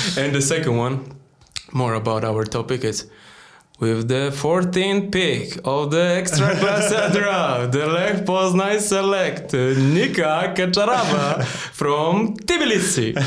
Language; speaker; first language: English; non-native, learner; Polish